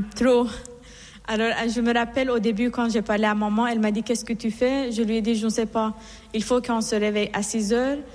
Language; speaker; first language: French; non-native, fluent; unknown